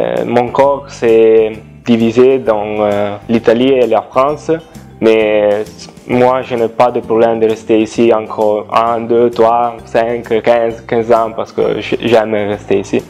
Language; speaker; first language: French; non-native, learner; Italian